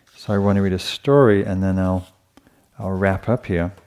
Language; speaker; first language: English; native; English